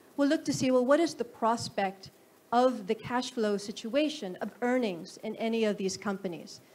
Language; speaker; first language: English; non-native, local second language; Filipino